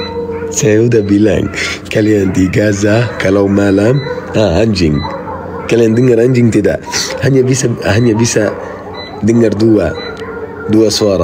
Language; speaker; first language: Indonesian; non-native, fluent; Arabic